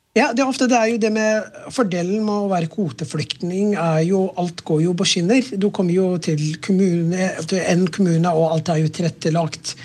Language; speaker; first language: Norwegian; non-native, fluent; Somali